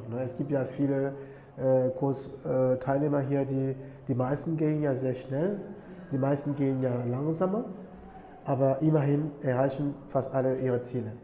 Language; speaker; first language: German; non-native, fluent; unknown